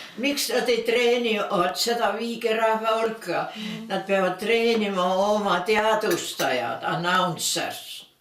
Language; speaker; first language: Estonian; native; Estonian